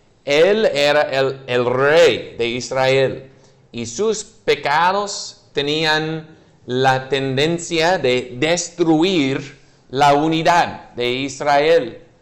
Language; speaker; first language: Spanish; non-native, fluent; English